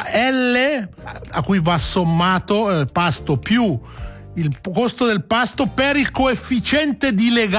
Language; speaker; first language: Italian; native; Italian